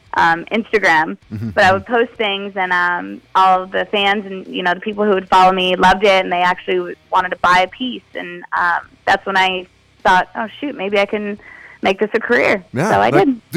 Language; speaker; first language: English; native; English